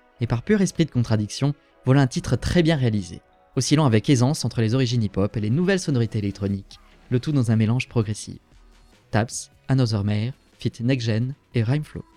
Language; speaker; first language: French; native; French